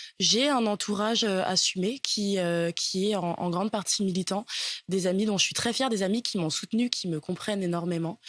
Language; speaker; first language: French; native; French